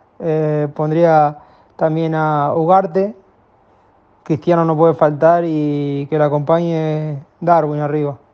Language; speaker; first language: Spanish; native; Spanish